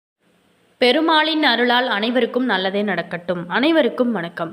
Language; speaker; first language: Tamil; native; Tamil